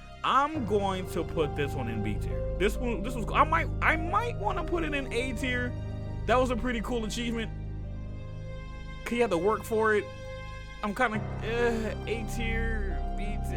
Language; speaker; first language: English; native; English